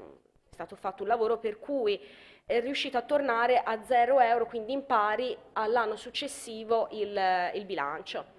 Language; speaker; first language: Italian; native; Italian